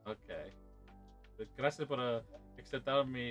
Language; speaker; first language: Spanish; early bilingual, heritage; English